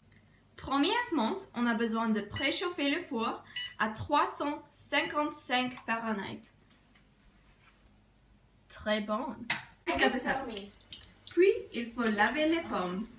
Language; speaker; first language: French; non-native, learner; English